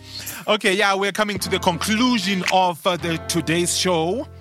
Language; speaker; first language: English; non-native, local second language; Swati